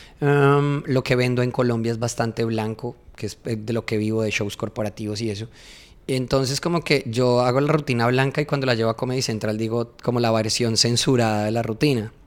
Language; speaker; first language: Spanish; native; Spanish